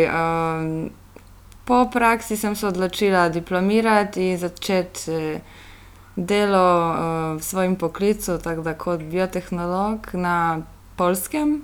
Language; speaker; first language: Slovenian; non-native, fluent; Polish